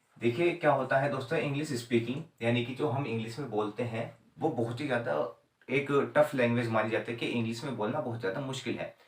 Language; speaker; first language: Hindi; native; Hindi